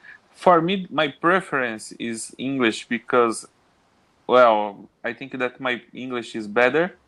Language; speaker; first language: English; non-native, learner; Portuguese